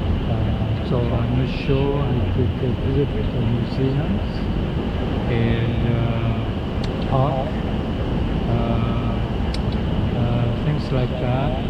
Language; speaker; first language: English; non-native, fluent; Japanese